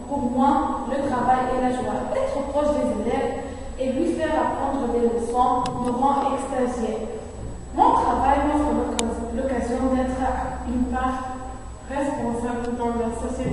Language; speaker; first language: French; non-native, fluent; Arabic